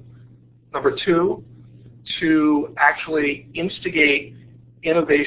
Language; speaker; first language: English; native; English